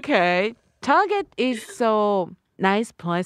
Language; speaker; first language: English; non-native, learner; Japanese